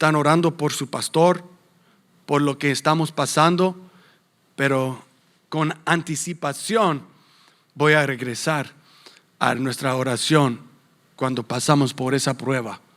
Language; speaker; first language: Spanish; non-native, fluent; English